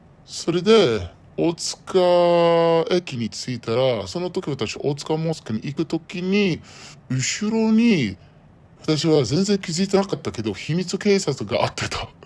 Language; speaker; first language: Japanese; non-native, learner; Arabic